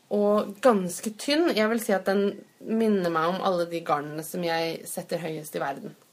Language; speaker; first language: Norwegian; native; Norwegian